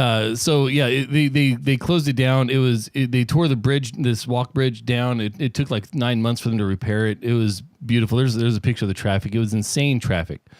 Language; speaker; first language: English; native; English